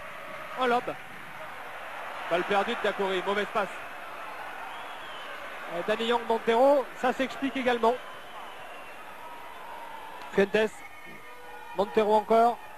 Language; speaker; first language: French; native; French